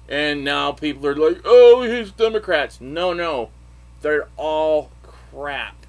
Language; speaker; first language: English; native; English